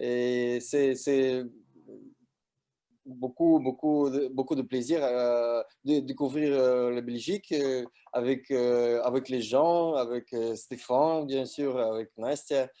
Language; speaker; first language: French; non-native, learner; Russian